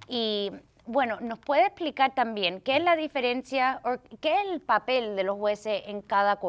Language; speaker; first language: Spanish; early bilingual, heritage; Spanish